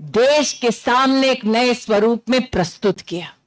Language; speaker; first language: Hindi; non-native, local second language; Gujarati